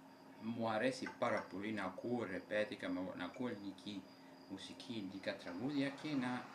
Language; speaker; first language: Greek; non-native, fluent; Italian